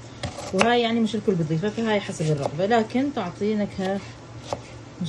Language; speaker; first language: Arabic; native; Arabic